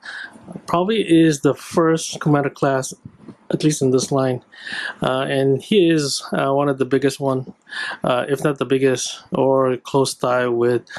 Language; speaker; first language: English; native; English